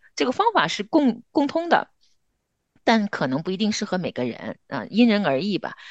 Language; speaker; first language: Chinese; native; Chinese